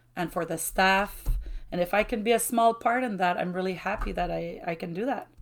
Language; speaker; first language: English; non-native, fluent; French